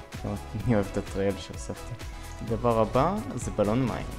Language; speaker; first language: Hebrew; native; Hebrew